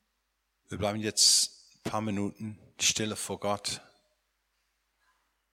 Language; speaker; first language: German; non-native, fluent; English